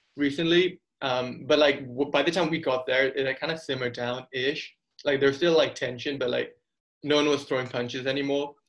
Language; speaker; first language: English; early bilingual, other home language; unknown